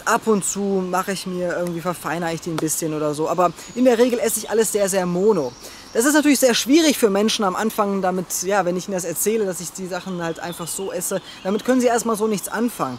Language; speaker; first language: German; native; German